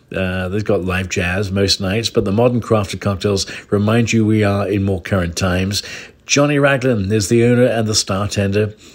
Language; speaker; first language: English; native; English